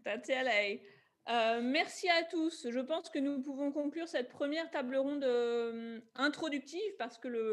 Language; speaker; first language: French; native; French